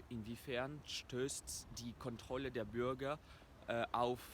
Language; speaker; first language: German; non-native, fluent; French